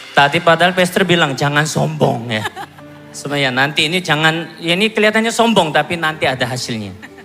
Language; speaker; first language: Indonesian; non-native, fluent; Korean